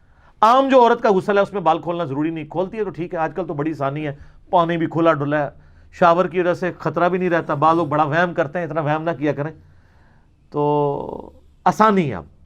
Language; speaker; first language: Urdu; non-native, local second language; Punjabi